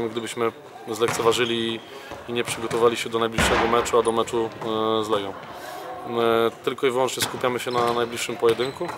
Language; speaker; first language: Polish; native; Polish